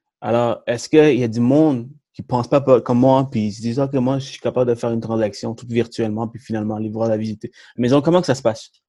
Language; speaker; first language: French; early bilingual, other home language; Tamil